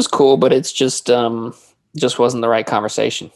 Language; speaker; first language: English; native; English